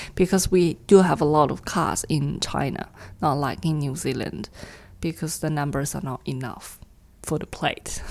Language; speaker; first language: English; non-native, fluent; Chinese